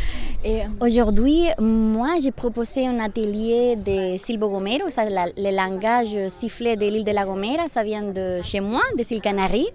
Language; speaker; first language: French; non-native, fluent; Spanish